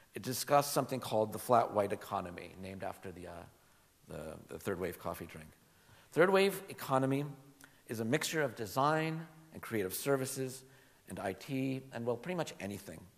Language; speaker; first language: English; native; English